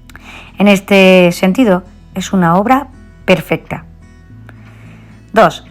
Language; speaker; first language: Spanish; native; Spanish